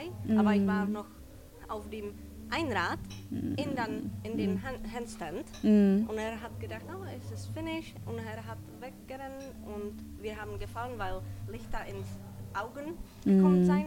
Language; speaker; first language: German; non-native, learner; Czech